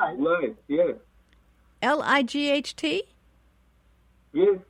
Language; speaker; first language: English; non-native, learner; Turkish